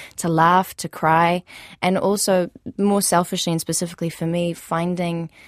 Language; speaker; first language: English; early bilingual, other home language; Arabic